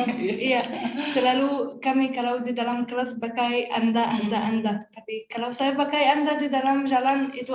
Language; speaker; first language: Indonesian; non-native, learner; Arabic